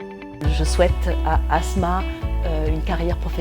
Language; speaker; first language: French; native; French